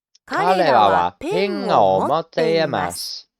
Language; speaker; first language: Japanese; non-native, learner; English